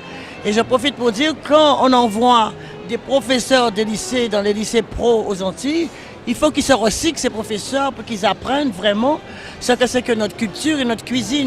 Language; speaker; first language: French; native; French